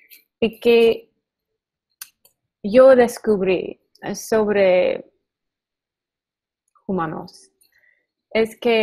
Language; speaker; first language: Spanish; non-native, learner; English